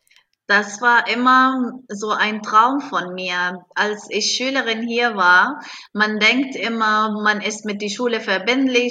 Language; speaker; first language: German; non-native, fluent; Arabic